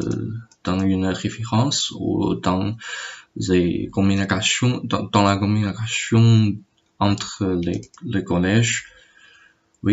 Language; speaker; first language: French; non-native, learner; Chinese